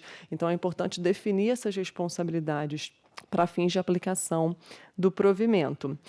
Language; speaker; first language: Portuguese; native; Portuguese